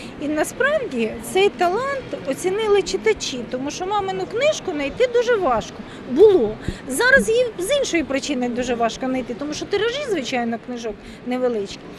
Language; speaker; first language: Ukrainian; native; Ukrainian